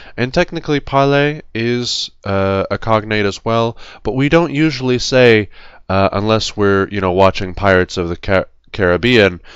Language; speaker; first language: English; native; English